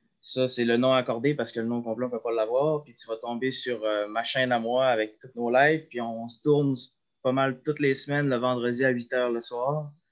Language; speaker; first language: French; native; French